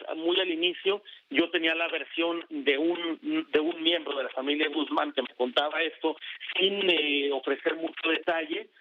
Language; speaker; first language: Spanish; native; Spanish